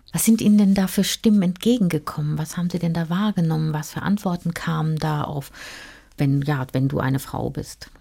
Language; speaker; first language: German; native; German